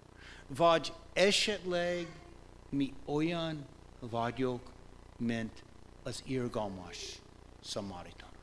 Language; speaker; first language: Hungarian; non-native, fluent; English